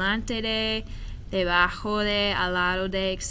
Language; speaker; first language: Spanish; non-native, fluent; English